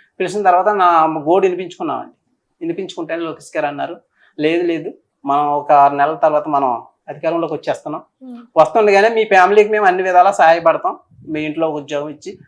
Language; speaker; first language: Telugu; native; Telugu